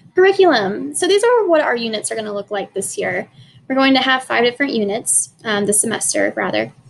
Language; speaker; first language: English; native; English